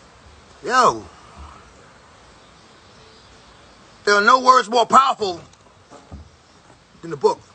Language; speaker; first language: English; native; English